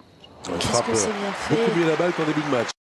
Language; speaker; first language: French; native; French